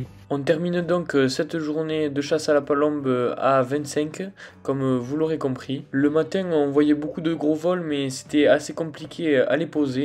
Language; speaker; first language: French; native; French